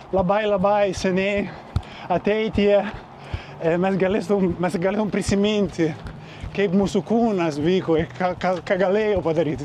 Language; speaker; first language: Lithuanian; non-native, learner; Italian